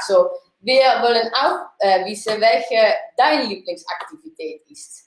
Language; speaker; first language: German; non-native, learner; Dutch